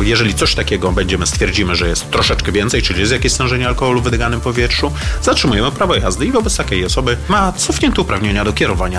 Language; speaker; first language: Polish; native; Polish